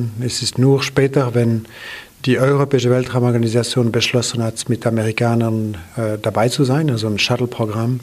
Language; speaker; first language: German; non-native, local second language; French